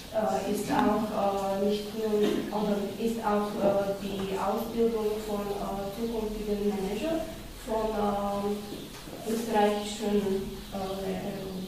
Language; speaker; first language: German; non-native, fluent; Slovak